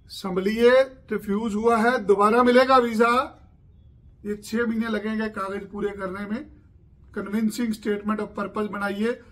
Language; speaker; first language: Hindi; non-native, local second language; Punjabi